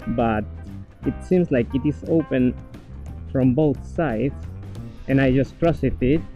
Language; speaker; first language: English; non-native, fluent; Spanish